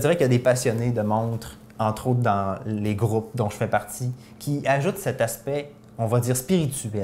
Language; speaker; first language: French; native; French